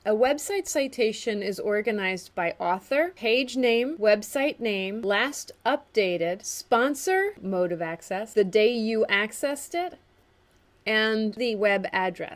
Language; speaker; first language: English; native; English